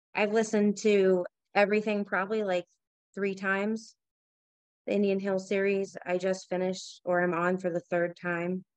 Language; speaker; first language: English; native; English